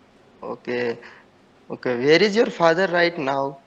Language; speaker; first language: English; non-native, learner; Hindi